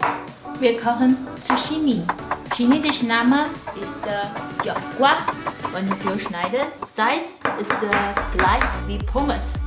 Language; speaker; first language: German; non-native, learner; Chinese